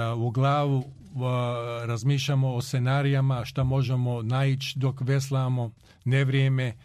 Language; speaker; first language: Croatian; early bilingual, heritage; Croatian